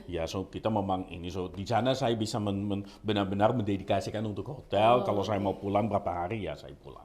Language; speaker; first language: Indonesian; non-native, fluent; Dutch